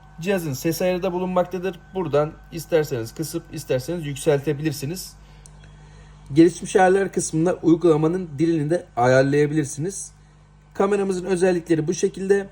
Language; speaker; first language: Turkish; native; Turkish